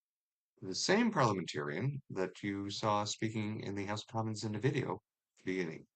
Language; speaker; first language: English; native; English